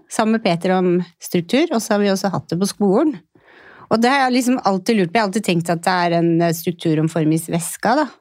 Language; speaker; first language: Norwegian; native; Norwegian